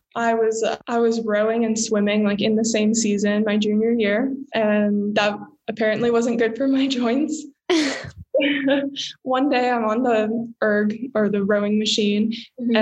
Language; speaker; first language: English; native; English